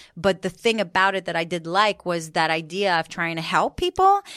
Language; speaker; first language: English; non-native, fluent; Hebrew